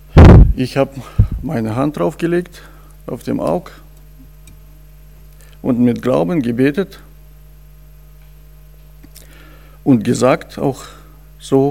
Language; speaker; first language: German; non-native, fluent; Russian